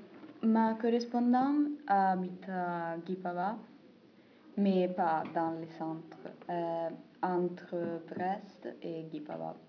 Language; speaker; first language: French; non-native, learner; Italian